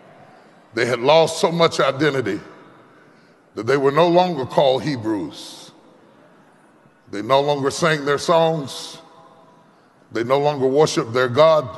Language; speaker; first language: English; native; English